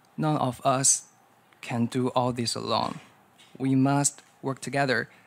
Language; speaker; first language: English; non-native, learner; Chinese